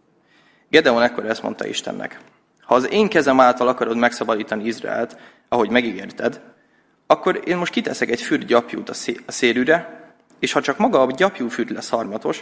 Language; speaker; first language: Hungarian; native; Hungarian